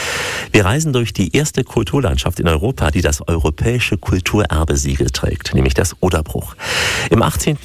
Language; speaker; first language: German; native; German